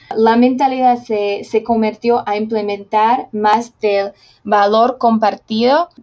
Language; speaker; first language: Spanish; non-native, fluent; Slovak